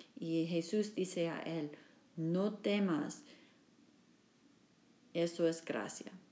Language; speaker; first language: Spanish; non-native, learner; English